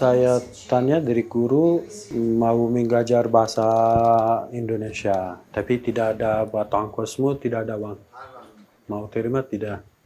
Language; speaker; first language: Indonesian; non-native, learner; Persian